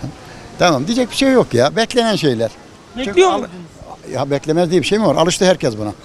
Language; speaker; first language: Turkish; native; Turkish